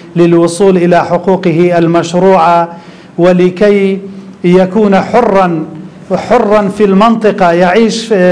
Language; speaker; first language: Arabic; non-native, local second language; Kurdish